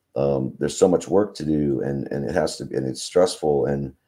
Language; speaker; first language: English; native; English